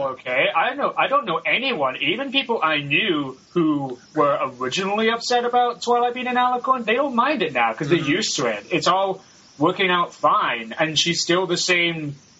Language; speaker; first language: English; native; English